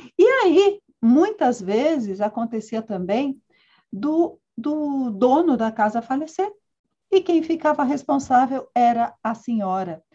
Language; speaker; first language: Portuguese; early bilingual, other home language; Spanish